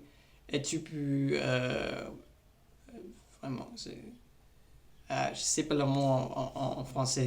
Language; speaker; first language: French; non-native, learner; English